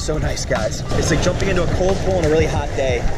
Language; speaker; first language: English; native; English